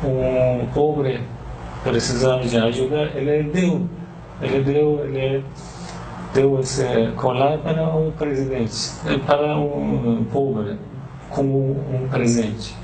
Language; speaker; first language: Portuguese; non-native, learner; Persian